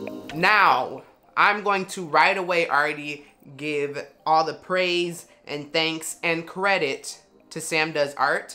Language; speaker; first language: English; native; English